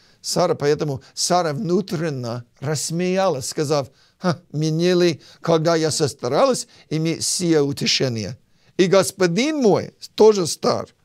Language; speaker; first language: Russian; non-native, fluent; English